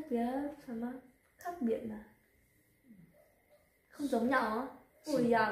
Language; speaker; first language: Chinese; non-native, learner; Vietnamese